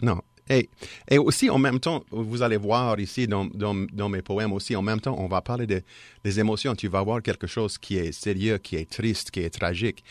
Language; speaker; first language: French; native; French